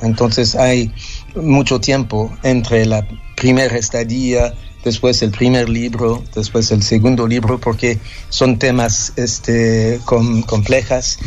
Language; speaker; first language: Spanish; non-native, fluent; French